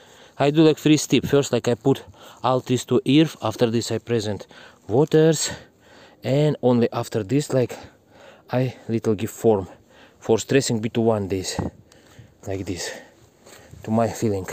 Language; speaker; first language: English; non-native, learner; Russian